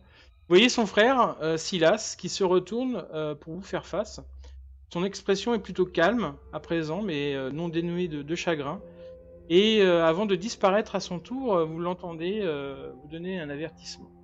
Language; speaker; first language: French; native; French